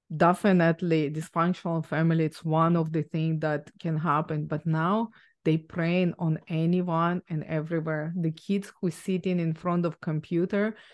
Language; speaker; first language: English; non-native, fluent; Ukrainian